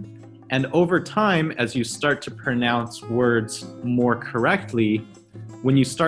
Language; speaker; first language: English; early bilingual, other home language; Chinese